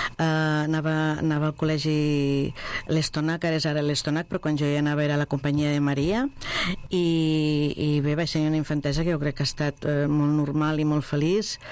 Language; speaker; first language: Catalan; non-native, local second language; Spanish